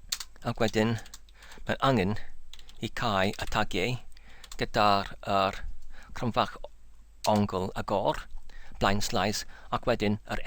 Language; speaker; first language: Welsh; non-native, learner; English